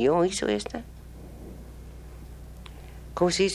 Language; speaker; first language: Spanish; non-native, learner; English